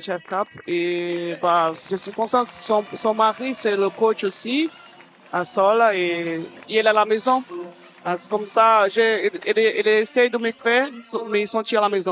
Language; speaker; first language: French; non-native, fluent; Portuguese